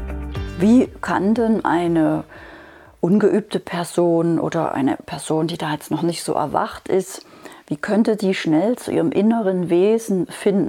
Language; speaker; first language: German; native; German